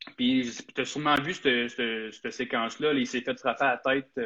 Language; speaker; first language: French; native; French